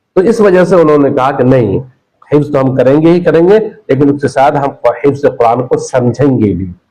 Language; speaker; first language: Urdu; native; Urdu